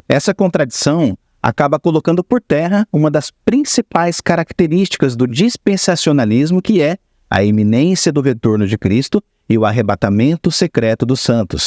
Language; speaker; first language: Portuguese; native; Portuguese